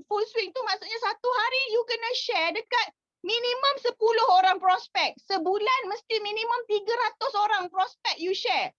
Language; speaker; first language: Malay; native; Malay